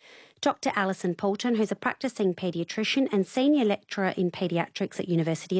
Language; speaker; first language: English; native; English